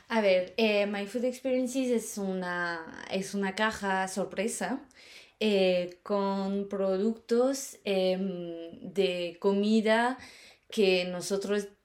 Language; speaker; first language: Spanish; non-native, fluent; French